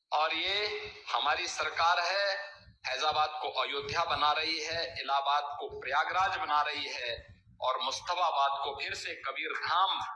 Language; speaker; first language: Hindi; native; Hindi